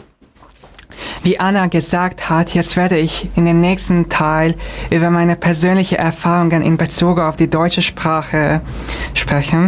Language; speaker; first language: German; non-native, fluent; Hungarian